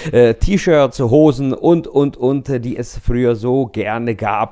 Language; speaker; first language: German; non-native, fluent; Czech